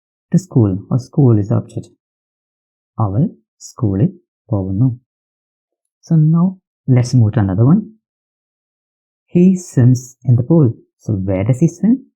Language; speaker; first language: English; non-native, local second language; Malayalam